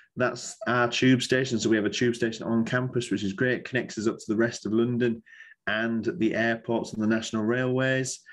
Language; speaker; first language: English; native; English